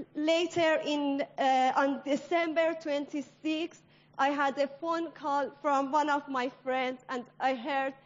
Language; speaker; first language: English; non-native, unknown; Persian